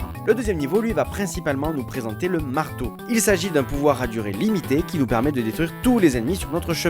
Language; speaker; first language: French; native; French